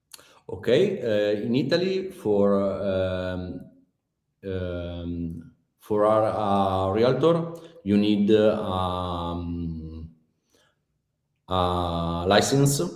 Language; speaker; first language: English; non-native, learner; Italian